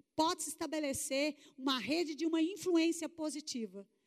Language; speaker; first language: Portuguese; native; Portuguese